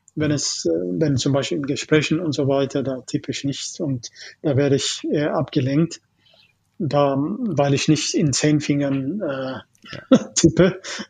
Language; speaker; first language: German; non-native, fluent; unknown